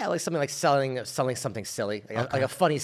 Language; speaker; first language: English; native; English